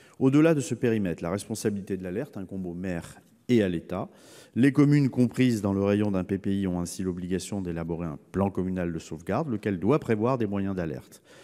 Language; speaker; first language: French; native; French